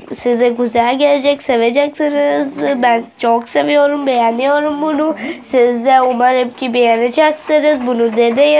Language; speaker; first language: Turkish; non-native, learner; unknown